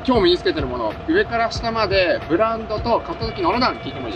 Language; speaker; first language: Japanese; native; Japanese